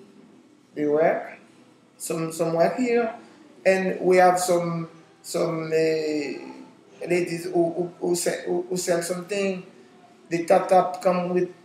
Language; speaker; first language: English; non-native, learner; Haitian Creole